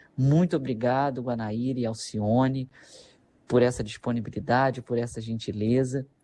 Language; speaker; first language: Portuguese; native; Portuguese